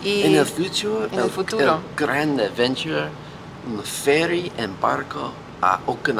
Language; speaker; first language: Spanish; non-native, learner; English